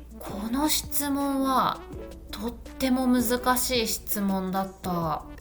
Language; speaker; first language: Japanese; native; Japanese